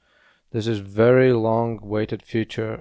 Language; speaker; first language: English; non-native, fluent; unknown